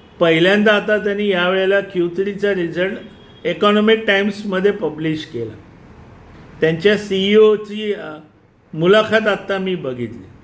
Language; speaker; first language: Marathi; non-native, local second language; Gujarati